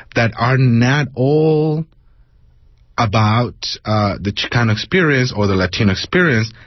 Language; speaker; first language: English; non-native, fluent; Spanish